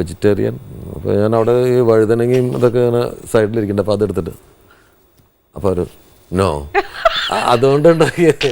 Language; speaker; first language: Malayalam; native; Malayalam